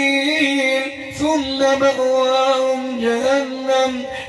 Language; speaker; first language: Arabic; native; Arabic